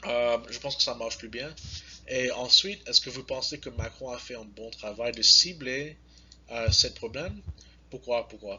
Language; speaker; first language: French; non-native, learner; English